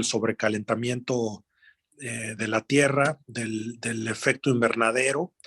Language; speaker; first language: Spanish; native; Spanish